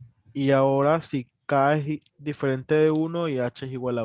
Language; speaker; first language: Spanish; native; Spanish